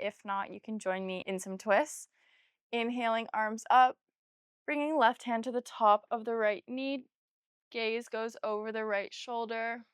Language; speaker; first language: English; native; English